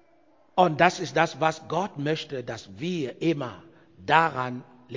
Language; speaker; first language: German; non-native, learner; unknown